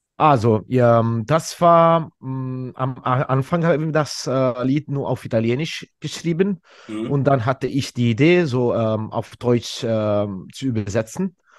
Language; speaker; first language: German; non-native, fluent; Italian